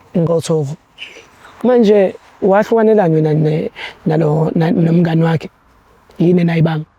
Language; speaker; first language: Zulu; native; Zulu